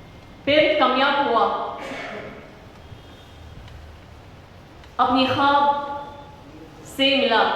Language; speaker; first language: Hindi; non-native, fluent; Arabic